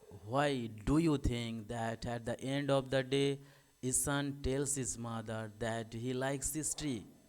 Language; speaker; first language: English; non-native, local second language; Bangla